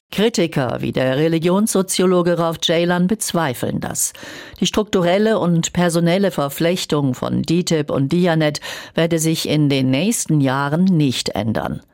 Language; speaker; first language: German; native; German